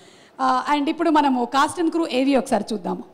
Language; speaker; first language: Telugu; native; Telugu